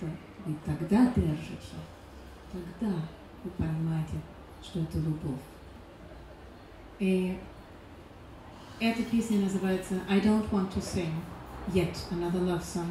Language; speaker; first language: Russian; non-native, learner; German